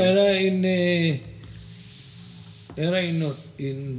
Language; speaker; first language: Spanish; non-native, fluent; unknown